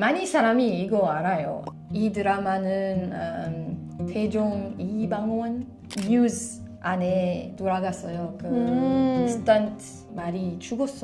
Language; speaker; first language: Korean; non-native, learner; French